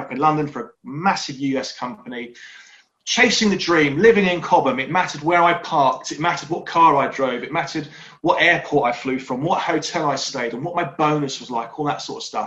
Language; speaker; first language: English; native; English